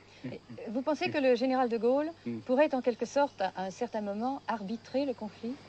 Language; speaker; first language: French; native; French